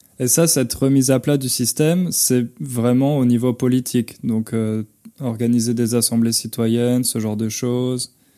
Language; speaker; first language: French; native; French